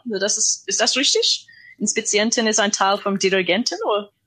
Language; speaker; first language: German; non-native, learner; English